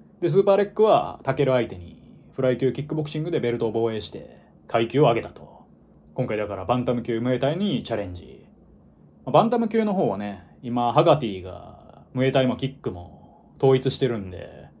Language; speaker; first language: Japanese; native; Japanese